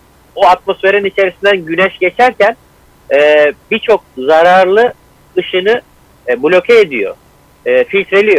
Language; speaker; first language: Turkish; native; Turkish